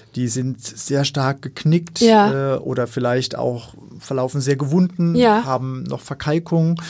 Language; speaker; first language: German; native; German